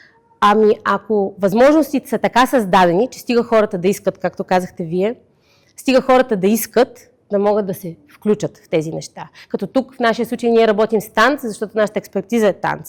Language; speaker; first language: Bulgarian; native; Bulgarian